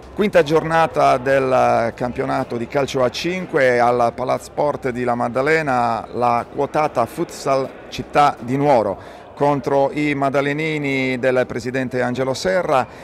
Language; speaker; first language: Italian; native; Italian